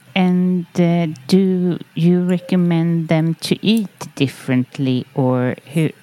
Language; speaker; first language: English; non-native, fluent; Swedish